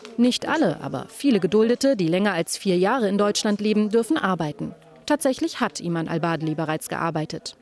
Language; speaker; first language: German; native; German